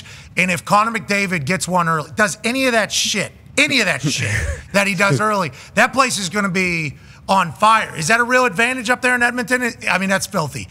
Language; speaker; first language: English; native; English